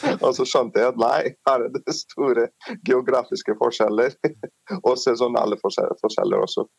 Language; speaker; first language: Norwegian; non-native, fluent; Greek